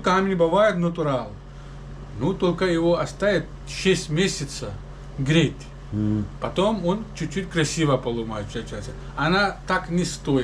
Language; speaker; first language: Russian; non-native, learner; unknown